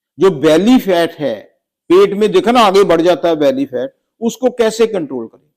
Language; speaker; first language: Hindi; native; Hindi